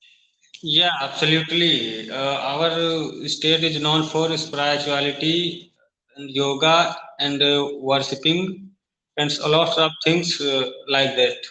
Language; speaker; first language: English; non-native, learner; Hindi